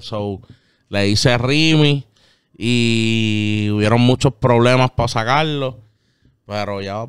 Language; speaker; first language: Spanish; native; Spanish